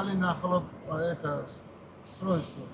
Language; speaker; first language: Russian; non-native, local second language; Uzbek